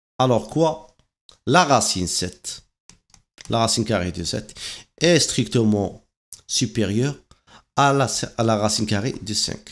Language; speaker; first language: French; non-native, local second language; Arabic